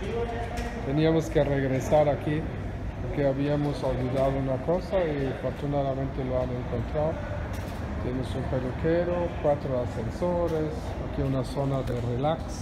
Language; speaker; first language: Spanish; non-native, fluent; German